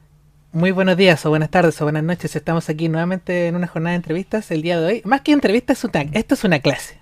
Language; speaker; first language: Spanish; native; Spanish